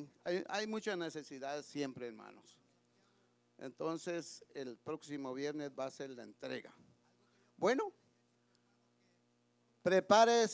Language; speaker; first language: Spanish; native; Spanish